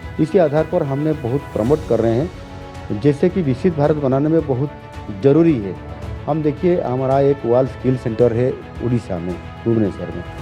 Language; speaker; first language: Hindi; non-native, local second language; Odia